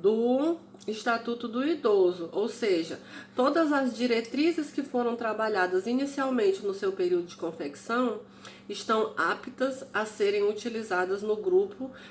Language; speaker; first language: Portuguese; native; Portuguese